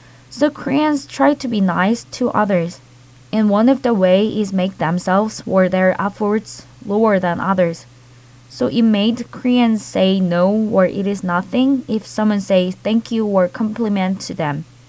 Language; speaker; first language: English; non-native, fluent; Korean